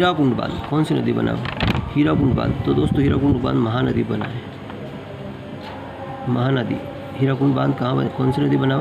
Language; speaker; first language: Hindi; native; Hindi